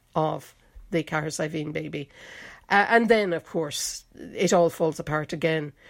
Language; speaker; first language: English; native; English